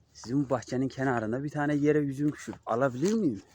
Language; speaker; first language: Turkish; non-native, fluent; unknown